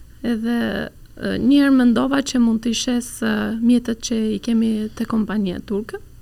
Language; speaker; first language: Albanian; early bilingual, heritage; Albanian